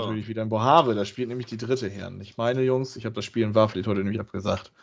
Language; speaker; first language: German; native; German